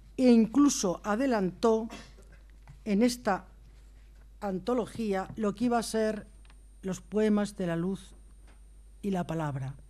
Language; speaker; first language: Spanish; native; Spanish